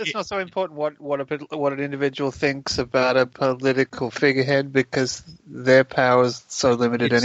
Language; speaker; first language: English; native; English